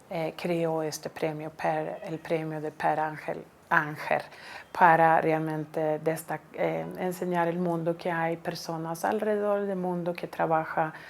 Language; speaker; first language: Spanish; non-native, fluent; Swedish